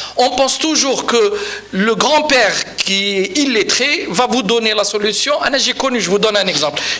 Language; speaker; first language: French; non-native, local second language; Arabic